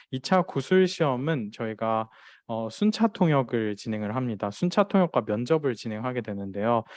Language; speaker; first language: Korean; non-native, fluent; Chinese